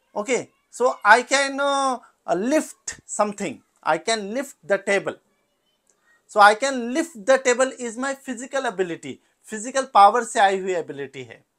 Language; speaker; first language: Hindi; non-native, local second language; Marathi